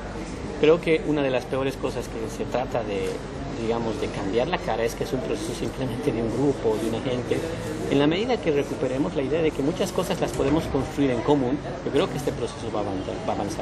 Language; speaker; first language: Spanish; native; Spanish